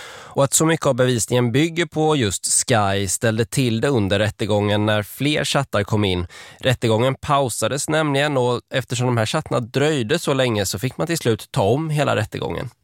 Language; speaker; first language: Swedish; native; Swedish